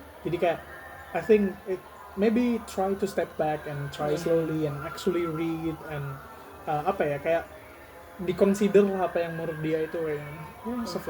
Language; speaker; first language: English; non-native, fluent; Indonesian